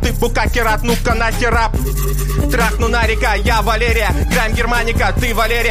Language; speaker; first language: Russian; native; Russian